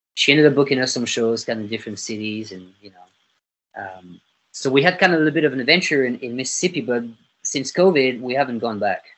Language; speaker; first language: English; non-native, fluent; French